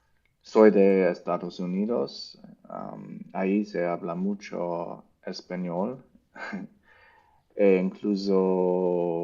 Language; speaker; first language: Spanish; non-native, learner; English